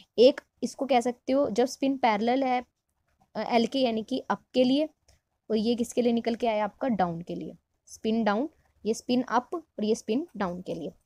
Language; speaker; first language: Hindi; non-native, local second language; Punjabi